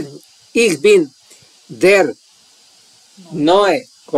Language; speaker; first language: German; non-native, learner; Serbian